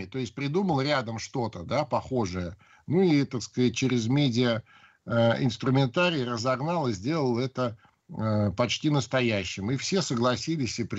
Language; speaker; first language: Russian; native; Russian